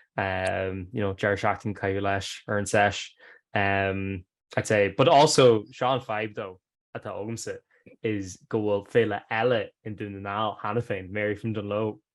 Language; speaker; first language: Irish; native; Irish